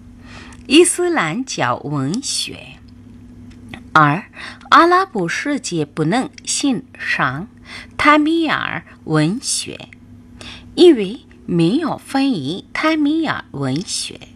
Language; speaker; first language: Chinese; non-native, fluent; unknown